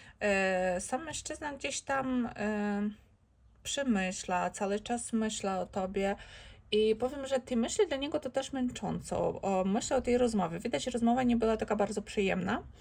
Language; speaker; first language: Polish; non-native, learner; Ukrainian